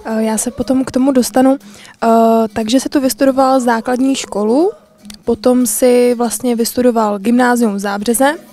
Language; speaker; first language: Czech; native; Czech